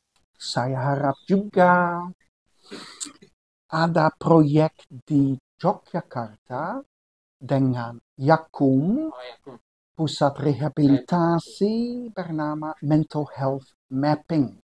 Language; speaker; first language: Indonesian; non-native, learner; Dutch